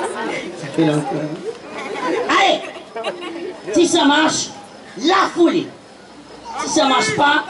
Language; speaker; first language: French; non-native, fluent; Portuguese